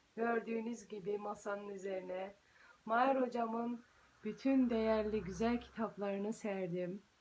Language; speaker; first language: Turkish; early bilingual, heritage; Turkish